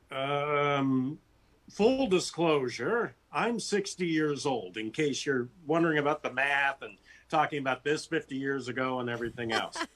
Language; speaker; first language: English; native; English